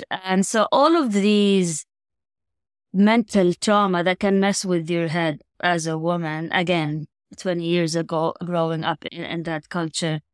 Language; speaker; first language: English; non-native, fluent; Arabic